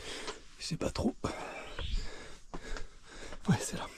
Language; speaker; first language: French; native; French